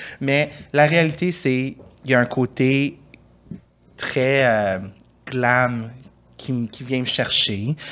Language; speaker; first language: French; early bilingual, other home language; Persian